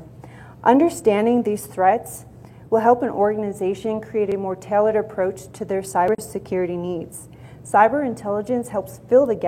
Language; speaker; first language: English; native; English